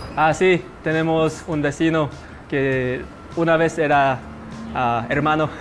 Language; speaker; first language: Spanish; non-native, fluent; Korean